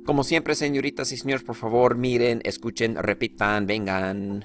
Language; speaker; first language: Spanish; non-native, fluent; English